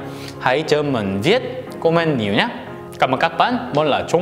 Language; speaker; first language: Vietnamese; non-native, learner; Korean